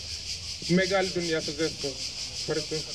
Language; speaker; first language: Greek; non-native, fluent; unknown